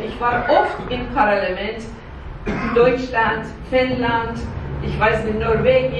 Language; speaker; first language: German; non-native, learner; Persian